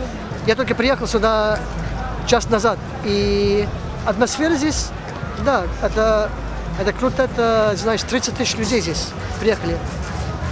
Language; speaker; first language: Russian; early bilingual, heritage; Russian